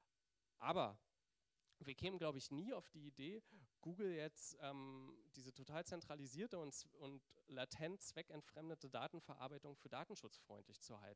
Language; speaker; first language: German; native; German